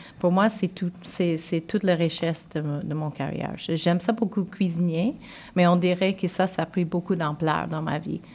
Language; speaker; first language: French; non-native, fluent; English